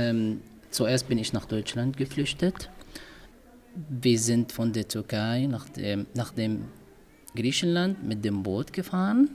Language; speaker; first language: German; non-native, learner; Arabic